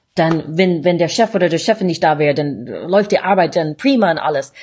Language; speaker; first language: German; non-native, fluent; English